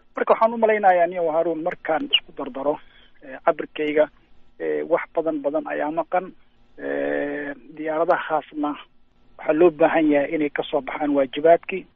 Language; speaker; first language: Somali; native; Somali